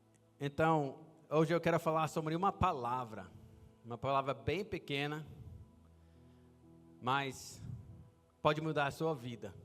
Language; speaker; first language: Portuguese; non-native, fluent; English